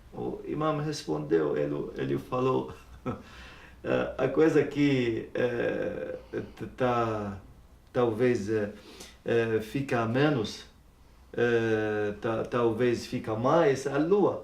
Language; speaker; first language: Portuguese; non-native, learner; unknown